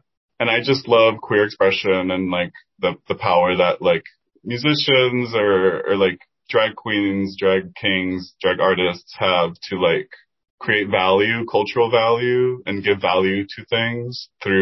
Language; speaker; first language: English; non-native, fluent; Spanish